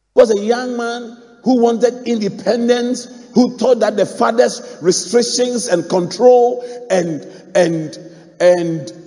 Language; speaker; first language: English; non-native, local second language; Akan